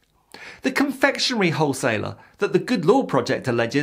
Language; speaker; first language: English; native; English